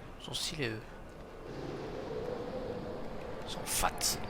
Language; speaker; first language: French; native; French